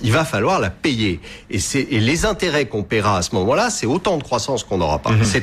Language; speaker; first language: French; native; French